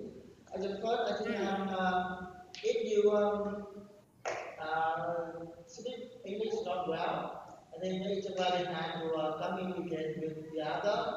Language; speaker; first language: English; non-native, learner; Vietnamese